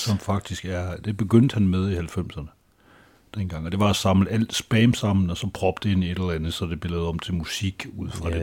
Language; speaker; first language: Danish; native; Danish